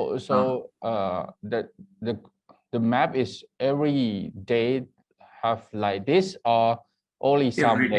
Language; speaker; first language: English; non-native, learner; Thai